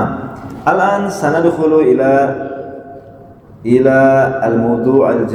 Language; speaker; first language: Arabic; non-native, fluent; Indonesian